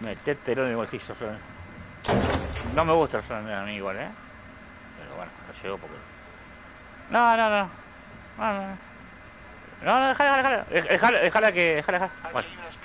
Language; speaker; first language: Spanish; native; Spanish